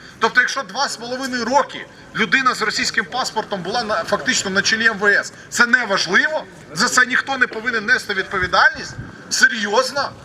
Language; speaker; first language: Ukrainian; native; Ukrainian